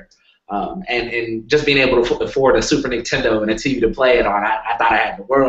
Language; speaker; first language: English; native; English